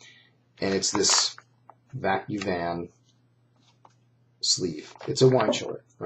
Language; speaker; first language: English; native; English